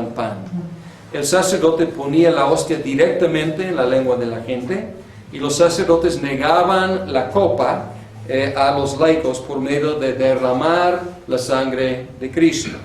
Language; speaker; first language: Spanish; non-native, fluent; English